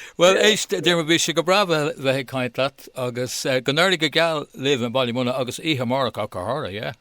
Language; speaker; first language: Irish; non-native, local second language; English